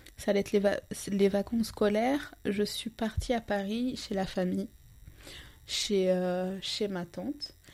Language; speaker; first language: French; non-native, local second language; Ngazidja Comorian